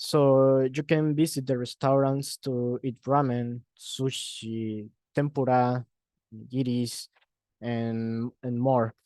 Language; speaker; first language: English; non-native, learner; Spanish